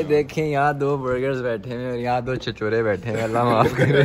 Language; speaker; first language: Urdu; native; Urdu